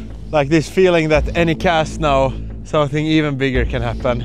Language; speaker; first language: English; non-native, fluent; Swedish